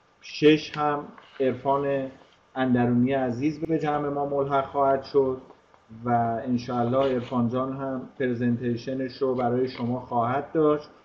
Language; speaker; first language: Persian; native; Persian